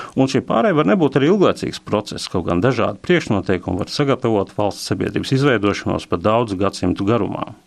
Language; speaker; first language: Latvian; native; Latvian